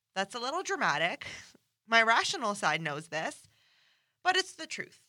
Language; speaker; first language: English; non-native, fluent; Persian